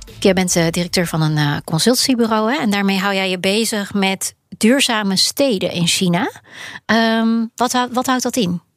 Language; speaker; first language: Dutch; native; Dutch